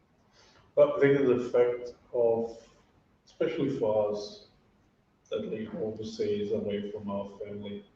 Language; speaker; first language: English; non-native, fluent; Portuguese